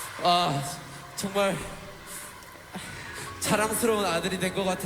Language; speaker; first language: Korean; native; Korean